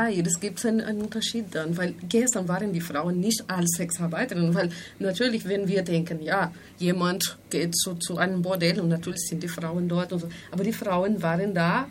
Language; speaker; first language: German; non-native, fluent; Spanish